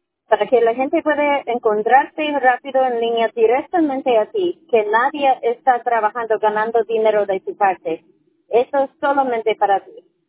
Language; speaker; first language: Spanish; non-native, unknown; English